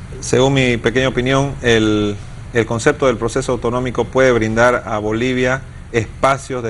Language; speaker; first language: Spanish; native; Spanish